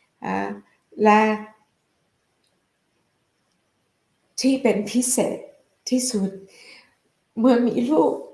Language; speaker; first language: Thai; non-native, fluent; English